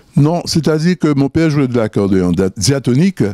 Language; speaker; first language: French; native; French